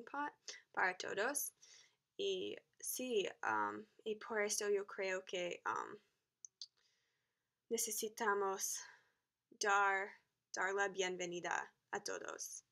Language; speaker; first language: Spanish; non-native, learner; English